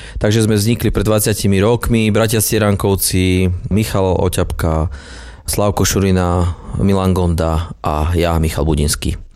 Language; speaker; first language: Slovak; native; Slovak